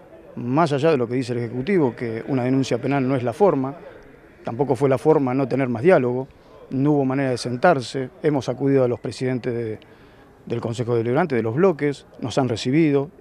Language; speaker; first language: Spanish; native; Spanish